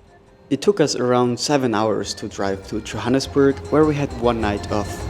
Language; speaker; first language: English; non-native, fluent; German